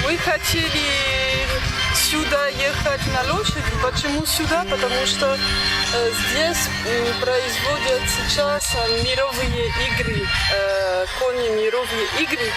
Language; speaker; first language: Russian; non-native, learner; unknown